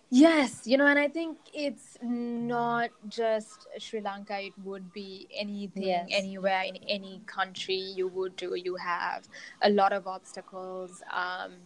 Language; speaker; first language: English; non-native, local second language; Sinhala